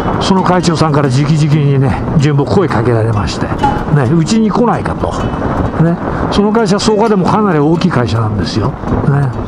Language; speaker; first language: Japanese; native; Japanese